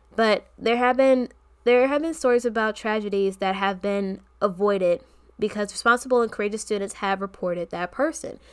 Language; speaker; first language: English; native; English